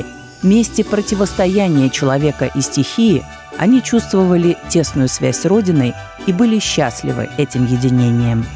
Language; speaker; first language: Russian; native; Russian